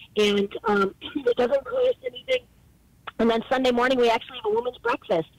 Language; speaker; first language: English; native; English